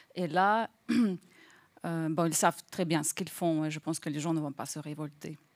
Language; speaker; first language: French; non-native, fluent; Russian